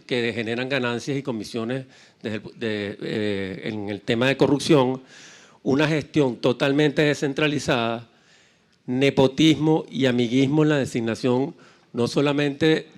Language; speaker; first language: Spanish; native; Spanish